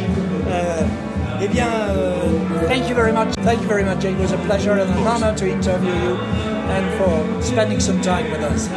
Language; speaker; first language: English; non-native, fluent; French